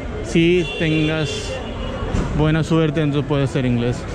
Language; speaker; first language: Spanish; non-native, learner; Hindi